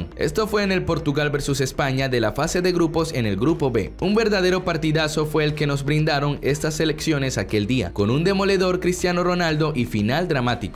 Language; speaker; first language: Spanish; native; Spanish